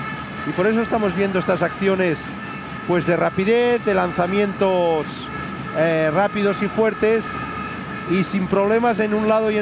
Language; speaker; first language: Spanish; native; Spanish